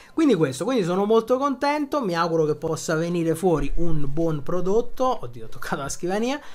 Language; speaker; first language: Italian; native; Italian